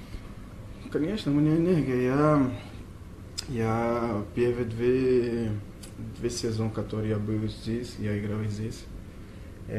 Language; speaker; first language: Russian; non-native, learner; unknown